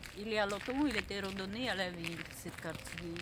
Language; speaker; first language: French; non-native, learner; Russian